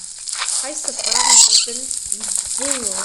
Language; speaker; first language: Kazakh; native; Kazakh